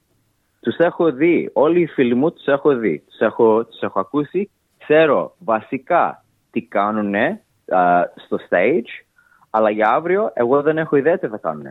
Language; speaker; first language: Greek; early bilingual, heritage; English